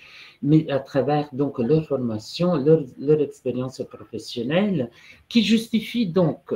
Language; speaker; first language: French; non-native, fluent; Italian